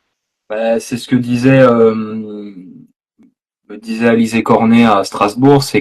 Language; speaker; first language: French; native; French